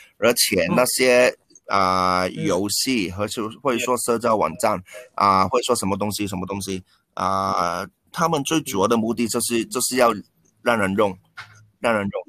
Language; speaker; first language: Chinese; non-native, local second language; Cantonese